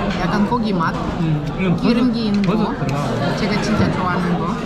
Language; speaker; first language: Korean; non-native, fluent; Ukrainian